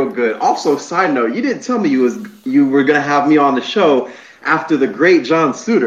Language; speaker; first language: English; native; English